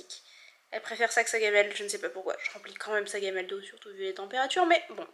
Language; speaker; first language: French; native; French